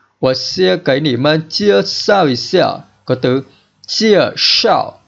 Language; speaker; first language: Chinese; non-native, fluent; Vietnamese